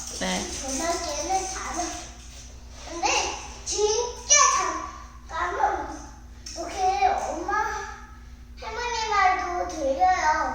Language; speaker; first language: Korean; early bilingual, heritage; Korean